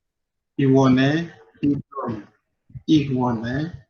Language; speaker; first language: German; non-native, learner; Indonesian